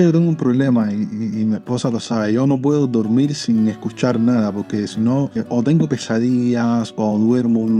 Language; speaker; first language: Spanish; native; Spanish